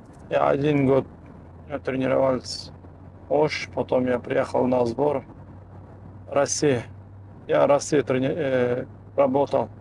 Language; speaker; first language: Russian; non-native, local second language; Kyrgyz